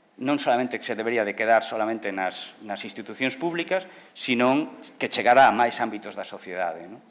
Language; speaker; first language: Galician; non-native, local second language; Spanish